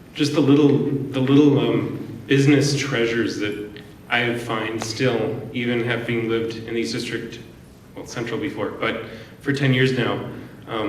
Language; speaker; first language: English; native; English